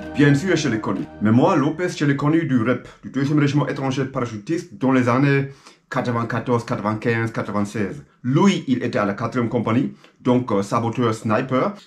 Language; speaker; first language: French; non-native, fluent; German